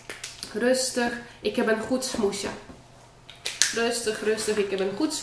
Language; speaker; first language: Dutch; non-native, fluent; Polish